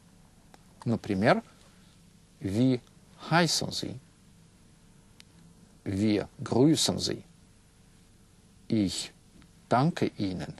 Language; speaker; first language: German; non-native, fluent; Russian